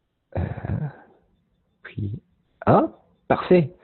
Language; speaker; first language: French; non-native, learner; English